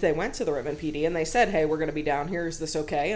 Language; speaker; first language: English; native; English